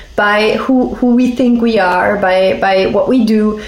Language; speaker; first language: English; non-native, fluent; German